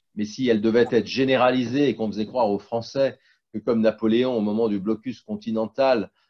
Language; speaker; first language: French; native; French